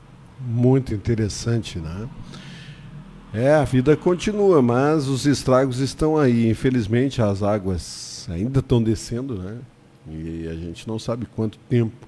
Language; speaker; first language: Portuguese; native; Portuguese